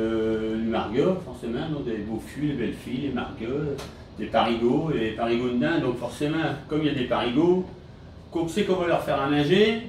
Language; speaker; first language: French; native; French